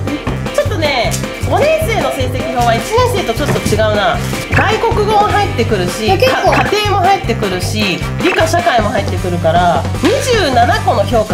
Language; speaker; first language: Japanese; native; Japanese